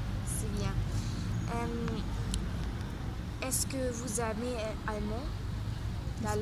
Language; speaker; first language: French; non-native, learner; German